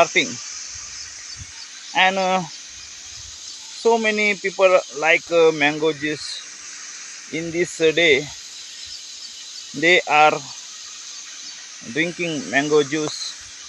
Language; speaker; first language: English; non-native, learner; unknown